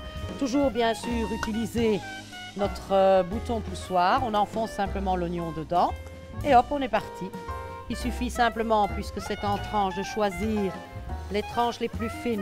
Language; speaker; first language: French; native; French